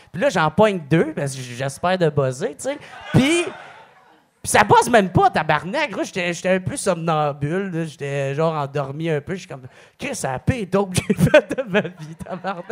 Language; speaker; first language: French; native; French